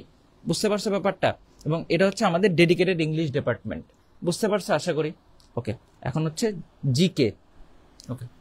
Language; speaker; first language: Bangla; native; Bangla